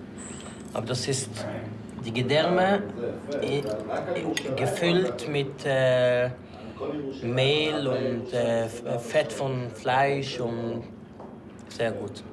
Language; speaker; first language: German; non-native, fluent; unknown